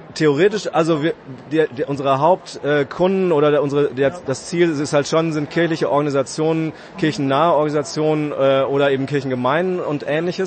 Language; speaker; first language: German; native; German